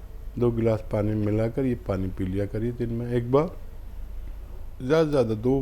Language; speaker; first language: Hindi; native; Hindi